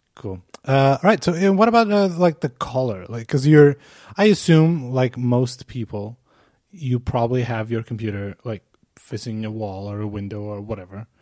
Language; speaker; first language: English; non-native, fluent; Portuguese